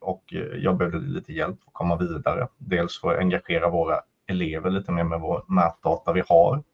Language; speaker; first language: Swedish; native; Swedish